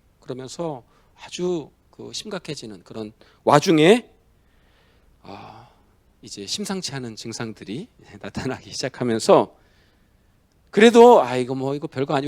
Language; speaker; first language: Korean; native; Korean